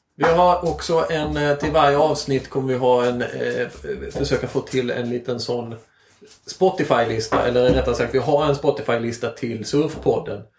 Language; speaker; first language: Swedish; native; Swedish